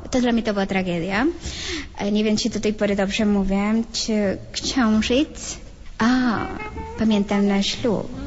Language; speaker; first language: Polish; non-native, fluent; Spanish